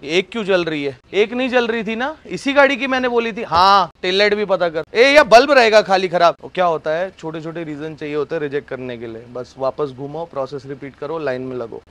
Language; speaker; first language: Hindi; native; Hindi